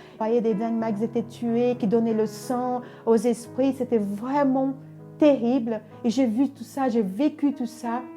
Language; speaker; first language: French; non-native, fluent; Portuguese